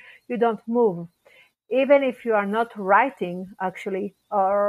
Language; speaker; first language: English; non-native, fluent; French